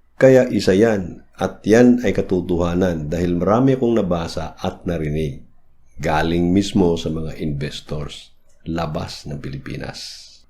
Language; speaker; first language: Filipino; native; Filipino